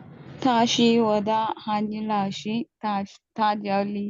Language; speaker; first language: Chinese; non-native, learner; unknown